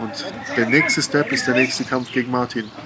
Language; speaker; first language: German; native; German